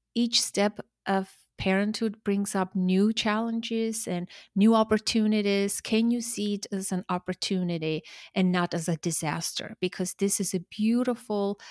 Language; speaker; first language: English; early bilingual, other home language; Armenian